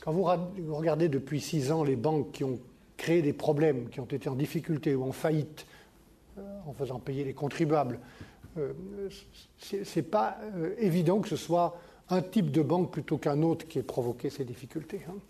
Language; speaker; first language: French; native; French